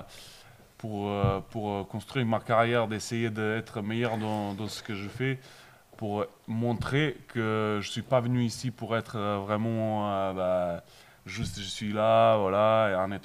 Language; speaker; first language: French; non-native, learner; Bosnian